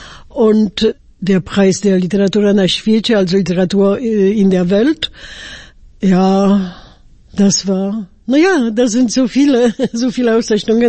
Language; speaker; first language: German; non-native, fluent; Polish